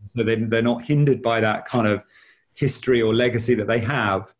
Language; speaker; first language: English; native; English